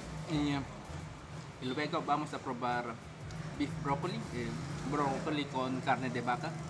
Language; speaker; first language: Spanish; non-native, learner; Filipino